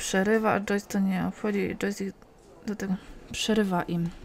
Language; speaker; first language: Polish; native; Polish